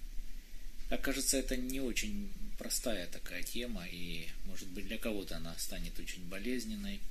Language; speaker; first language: Russian; native; Russian